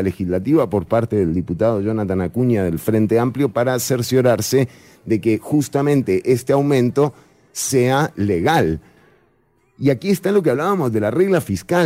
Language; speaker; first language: Spanish; native; Spanish